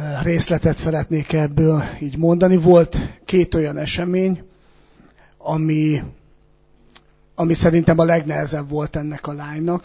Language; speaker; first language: Hungarian; native; Hungarian